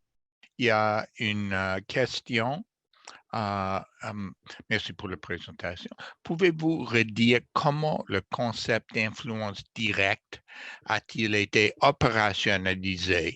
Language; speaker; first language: French; non-native, fluent; English